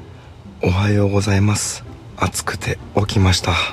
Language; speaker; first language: Japanese; native; Japanese